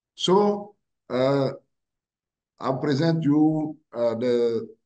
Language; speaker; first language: English; non-native, learner; Ewe